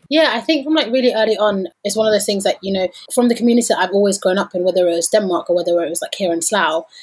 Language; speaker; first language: English; early bilingual, other home language; Danish